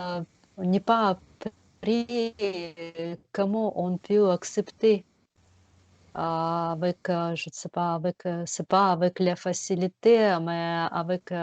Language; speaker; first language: French; non-native, fluent; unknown